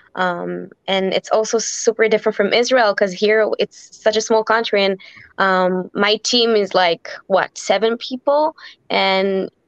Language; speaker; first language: English; non-native, fluent; Hebrew